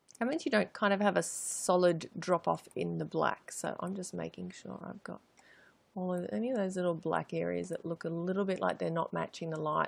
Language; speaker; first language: English; native; English